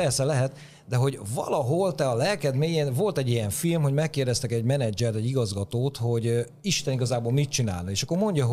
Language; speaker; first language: Hungarian; native; Hungarian